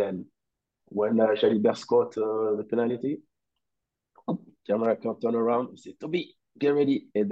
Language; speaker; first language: English; non-native, learner; French